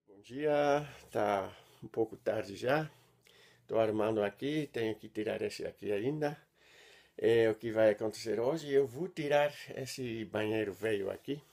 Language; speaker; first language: Portuguese; non-native, learner; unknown